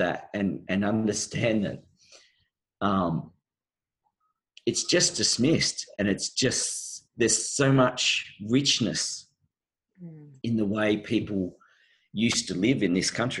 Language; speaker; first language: English; native; English